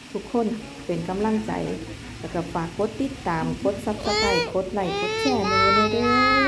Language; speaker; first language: Thai; native; Thai